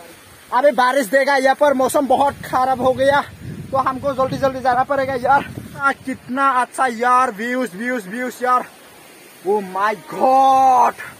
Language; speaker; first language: Hindi; non-native, local second language; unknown